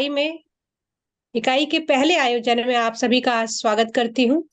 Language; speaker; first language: Hindi; non-native, local second language; Morisyen